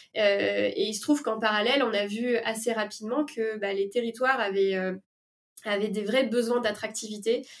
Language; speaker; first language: French; native; French